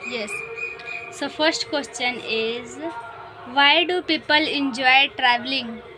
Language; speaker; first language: English; non-native, learner; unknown